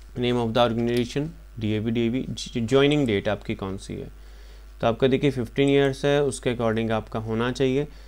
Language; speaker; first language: Hindi; non-native, local second language; Punjabi